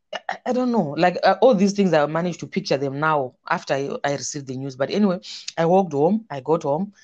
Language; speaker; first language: English; non-native, local second language; Shona